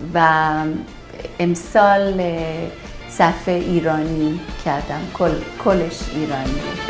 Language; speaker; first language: Persian; early bilingual, heritage; Persian